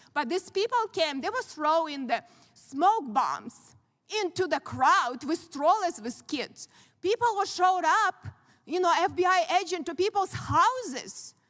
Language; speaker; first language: English; non-native, fluent; Ukrainian